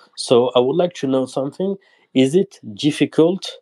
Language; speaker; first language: English; non-native, learner; French